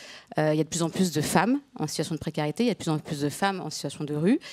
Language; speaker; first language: French; native; French